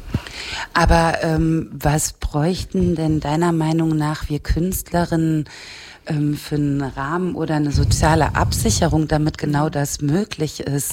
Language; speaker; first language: German; native; German